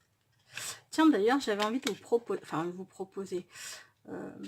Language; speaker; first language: French; native; French